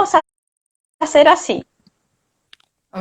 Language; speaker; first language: Spanish; non-native, fluent; Portuguese